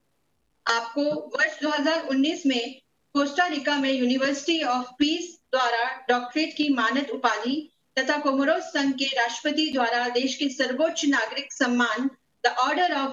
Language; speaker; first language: Hindi; native; Hindi